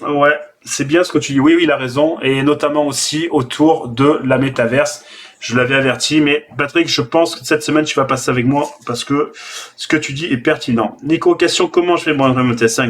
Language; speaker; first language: French; native; French